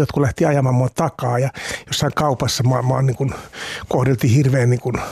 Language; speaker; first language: Finnish; native; Finnish